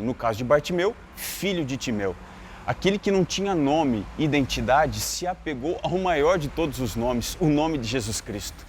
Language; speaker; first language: Portuguese; native; Portuguese